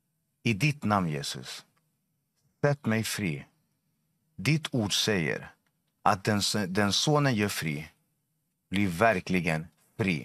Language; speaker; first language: Swedish; non-native, fluent; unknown